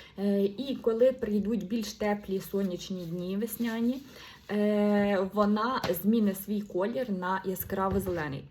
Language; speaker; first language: Ukrainian; non-native, local second language; Russian